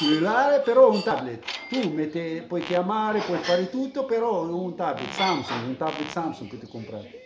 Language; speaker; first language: Italian; non-native, learner; Arabic